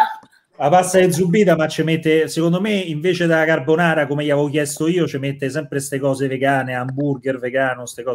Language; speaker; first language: Italian; native; Italian